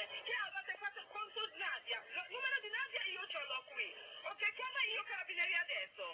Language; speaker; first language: Italian; non-native, learner; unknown